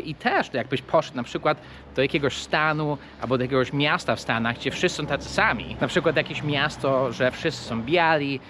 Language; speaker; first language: Polish; early bilingual, heritage; English